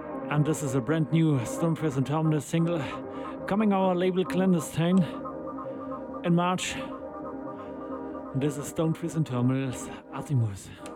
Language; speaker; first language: English; non-native, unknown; German